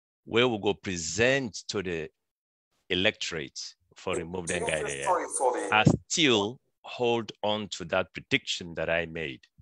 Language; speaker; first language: English; non-native, local second language; Krio